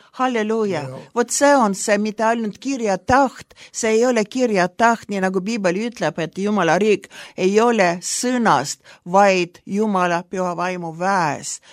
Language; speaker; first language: Estonian; non-native, local second language; Russian